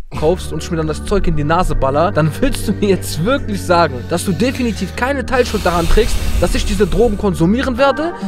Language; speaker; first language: German; early bilingual, other home language; Arabic